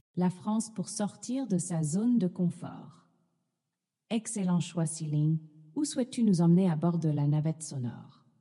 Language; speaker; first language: French; native; French